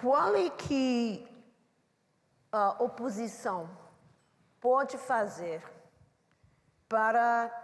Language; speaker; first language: Portuguese; non-native, learner; English